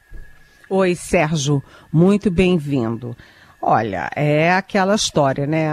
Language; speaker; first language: Portuguese; native; Portuguese